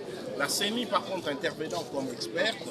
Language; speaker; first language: French; non-native, local second language; Lingala